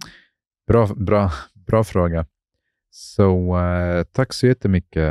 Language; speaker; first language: Swedish; non-native, fluent; Arabic